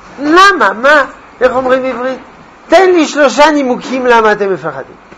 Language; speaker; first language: Hebrew; non-native, fluent; French